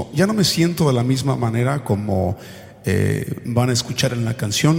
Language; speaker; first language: Spanish; native; Spanish